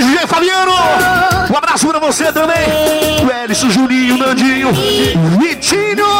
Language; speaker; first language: Portuguese; native; Portuguese